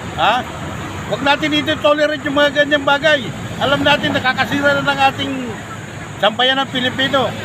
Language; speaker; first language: Filipino; native; Filipino